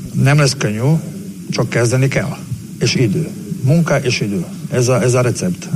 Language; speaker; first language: Hungarian; non-native, learner; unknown